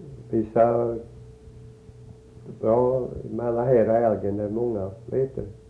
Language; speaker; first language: Swedish; early bilingual, heritage; Swedish